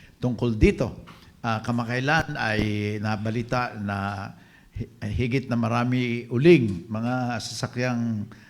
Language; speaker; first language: Filipino; native; Filipino